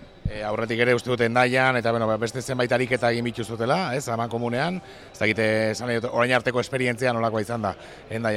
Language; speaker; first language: Basque; native; Basque